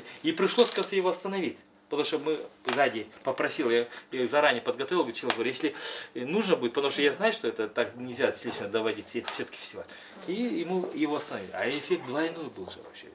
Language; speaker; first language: Russian; non-native, local second language; Kyrgyz